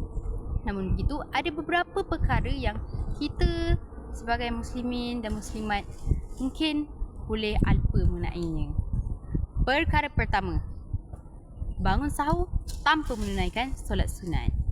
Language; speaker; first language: Malay; native; Malay